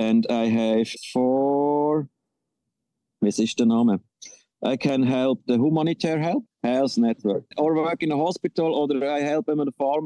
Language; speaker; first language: English; non-native, learner; Swiss German